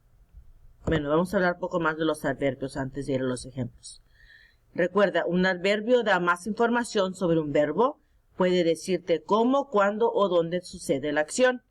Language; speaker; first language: Spanish; early bilingual, heritage; Spanish